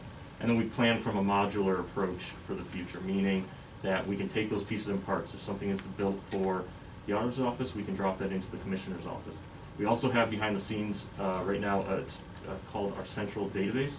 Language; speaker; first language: English; native; English